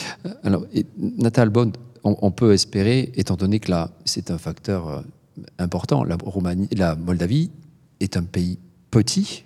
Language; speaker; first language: French; native; French